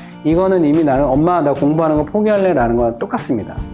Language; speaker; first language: Korean; native; Korean